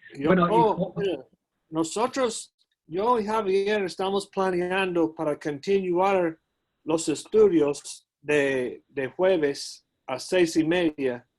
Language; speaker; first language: Spanish; non-native, learner; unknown